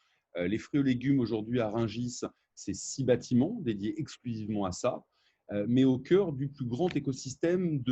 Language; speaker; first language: French; native; French